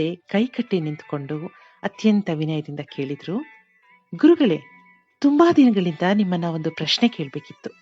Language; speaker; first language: Kannada; native; Kannada